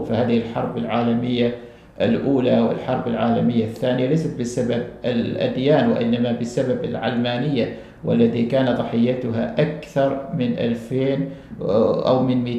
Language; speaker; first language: Arabic; native; Arabic